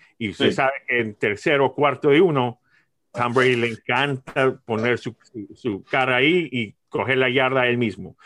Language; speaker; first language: Spanish; early bilingual, heritage; Spanish